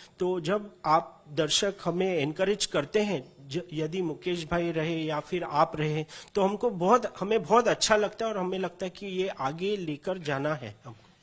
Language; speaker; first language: Hindi; non-native, local second language; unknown